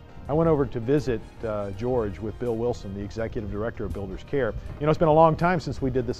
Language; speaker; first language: English; native; English